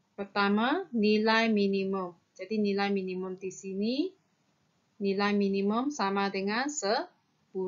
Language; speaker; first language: Malay; non-native, local second language; Chinese